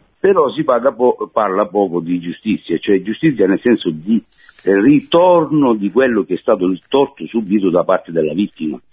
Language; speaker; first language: Italian; native; Italian